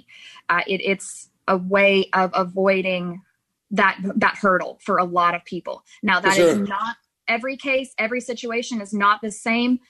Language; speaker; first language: English; native; English